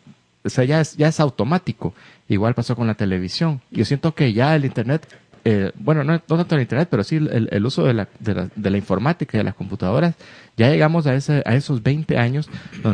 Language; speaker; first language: Spanish; native; Spanish